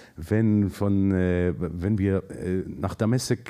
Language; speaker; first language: German; non-native, fluent; Hebrew